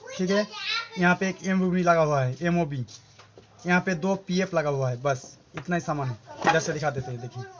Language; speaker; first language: Hindi; non-native, local second language; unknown